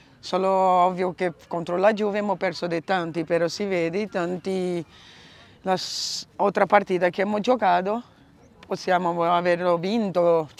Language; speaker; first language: Italian; non-native, learner; Portuguese